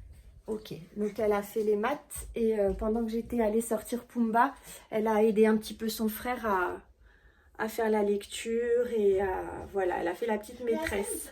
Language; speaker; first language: French; native; French